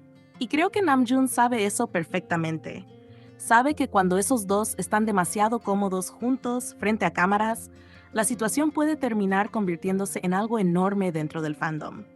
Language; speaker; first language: Spanish; native; Spanish